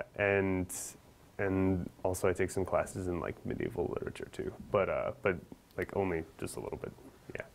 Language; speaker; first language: English; native; English